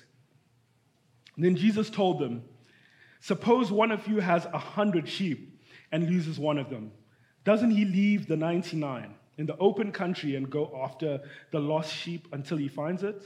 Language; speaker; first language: English; non-native, local second language; Shona